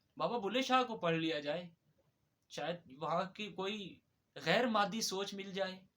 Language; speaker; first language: Urdu; non-native, local second language; Saraiki